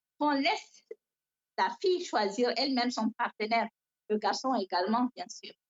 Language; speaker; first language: French; non-native, local second language; Fula